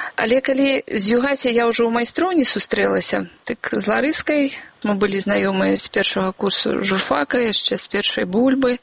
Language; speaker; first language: Belarusian; non-native, local second language; Russian